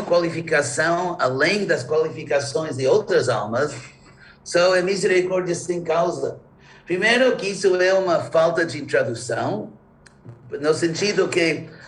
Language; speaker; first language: Portuguese; non-native, fluent; English